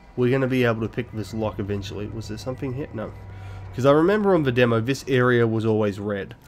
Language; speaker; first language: English; native; English